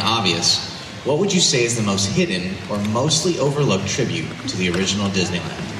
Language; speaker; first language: English; non-native, fluent; French